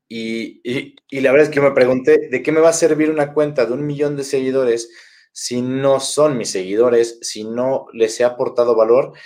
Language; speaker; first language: Spanish; native; Spanish